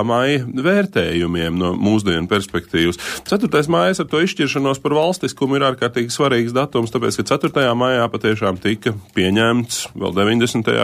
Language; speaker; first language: Latvian; native; Latvian